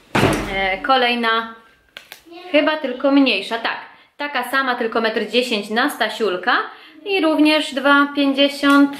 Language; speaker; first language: Polish; native; Polish